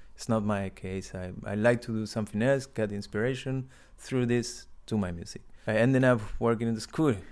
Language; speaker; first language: English; non-native, learner; Spanish